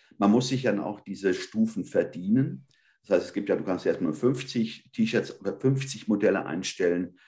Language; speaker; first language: German; early bilingual, other home language; Spanish